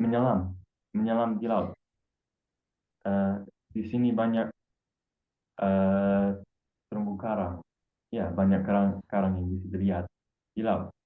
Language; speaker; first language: Indonesian; non-native, fluent; English